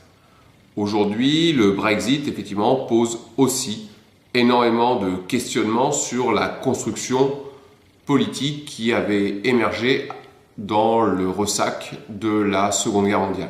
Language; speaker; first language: French; native; French